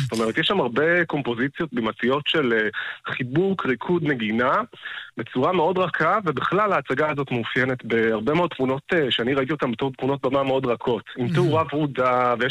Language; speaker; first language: Hebrew; native; Hebrew